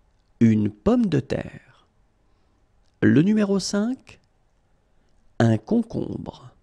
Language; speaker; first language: French; native; French